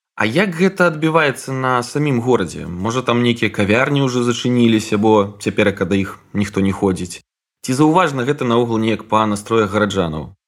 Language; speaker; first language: Belarusian; non-native, local second language; Russian